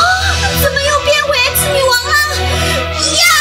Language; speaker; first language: Chinese; native; Chinese